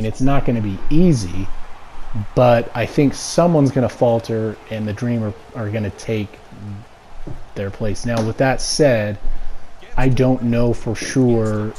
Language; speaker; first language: English; native; English